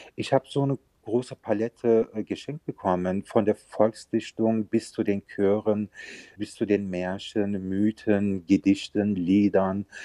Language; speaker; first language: German; early bilingual, other home language; Turkish